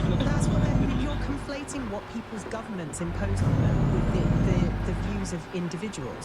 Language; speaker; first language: English; native; English